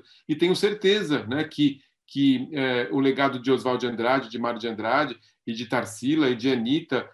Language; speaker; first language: Portuguese; native; Portuguese